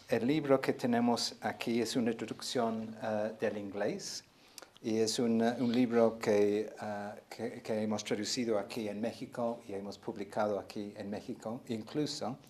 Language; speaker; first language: Spanish; non-native, fluent; English